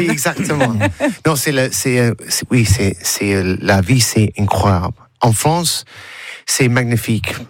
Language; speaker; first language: French; non-native, learner; English